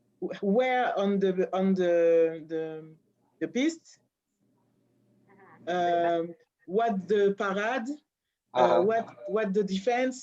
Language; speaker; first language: English; non-native, learner; French